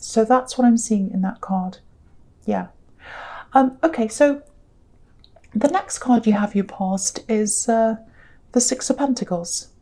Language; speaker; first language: English; native; English